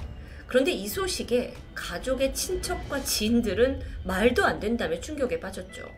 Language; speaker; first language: Korean; native; Korean